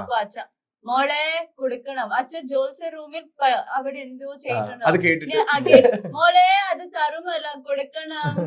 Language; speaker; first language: Malayalam; non-native, learner; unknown